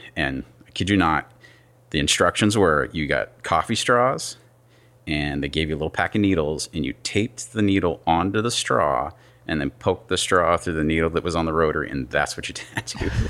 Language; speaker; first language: English; native; English